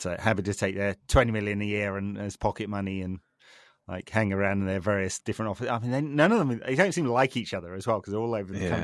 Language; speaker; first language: English; native; English